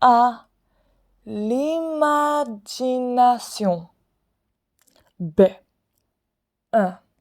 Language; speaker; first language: French; non-native, fluent; Swedish